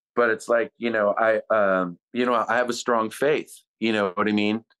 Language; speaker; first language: English; native; English